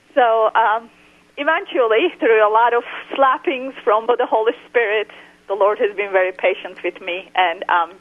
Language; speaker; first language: English; non-native, fluent; Turkish